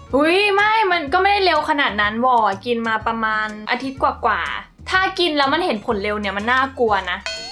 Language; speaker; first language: Thai; native; Thai